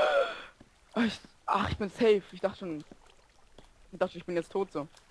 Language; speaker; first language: German; native; German